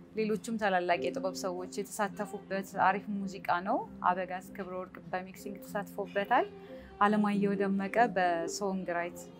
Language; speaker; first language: Amharic; native; Amharic